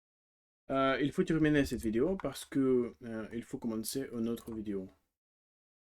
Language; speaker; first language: French; non-native, learner; Russian